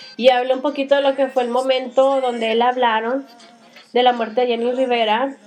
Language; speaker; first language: Spanish; early bilingual, heritage; Spanish